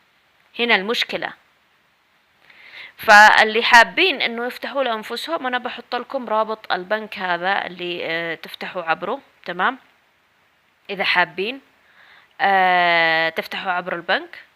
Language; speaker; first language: Arabic; native; Arabic